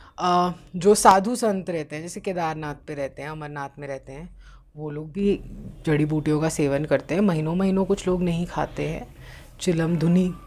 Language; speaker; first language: Hindi; native; Hindi